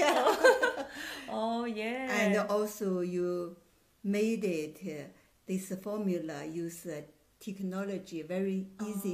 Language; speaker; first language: English; non-native, learner; Chinese